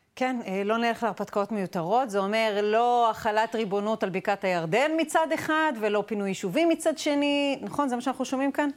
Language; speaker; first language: Hebrew; native; Hebrew